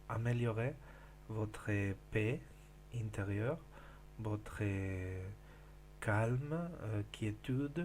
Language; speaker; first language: French; non-native, learner; Spanish